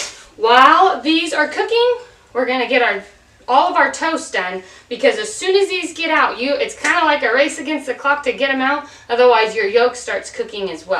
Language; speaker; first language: English; native; English